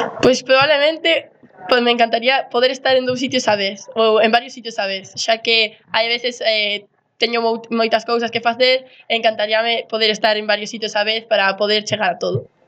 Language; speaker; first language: Galician; non-native, local second language; Spanish